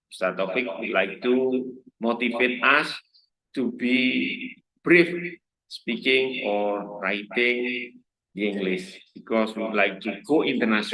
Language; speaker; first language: English; non-native, learner; Indonesian